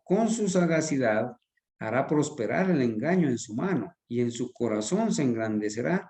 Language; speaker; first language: Spanish; native; Spanish